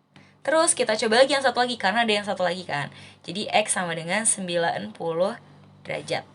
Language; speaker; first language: Indonesian; native; Indonesian